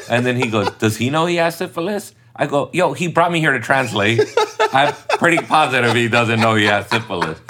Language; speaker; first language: English; early bilingual, other home language; Spanish